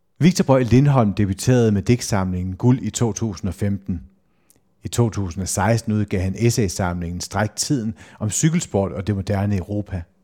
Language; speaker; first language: Danish; native; Danish